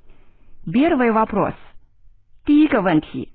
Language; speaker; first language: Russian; non-native, fluent; Chinese